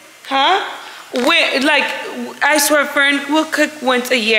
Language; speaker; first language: English; early bilingual, other home language; Spanish